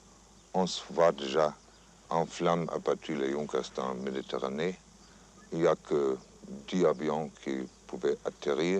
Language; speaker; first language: French; non-native, fluent; German